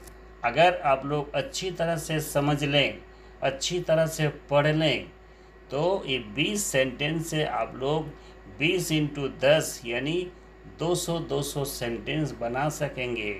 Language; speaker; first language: Hindi; non-native, local second language; Bangla